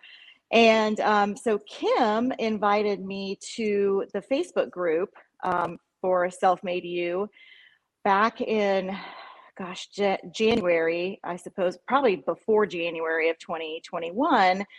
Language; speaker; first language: English; native; English